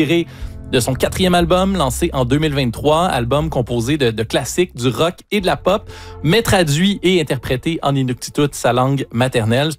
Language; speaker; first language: French; native; French